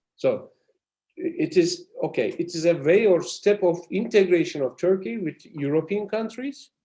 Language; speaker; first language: English; non-native, fluent; Turkish